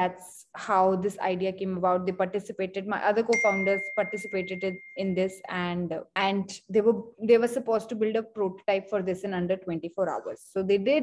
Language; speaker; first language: English; non-native, local second language; Hindi